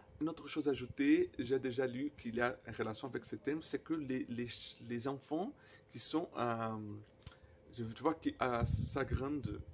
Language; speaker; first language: French; non-native, fluent; Portuguese